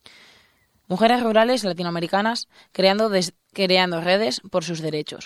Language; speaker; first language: Spanish; native; Spanish